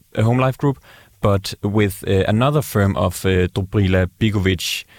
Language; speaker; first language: English; non-native, fluent; Danish